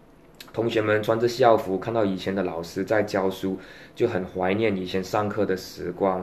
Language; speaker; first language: Chinese; native; Chinese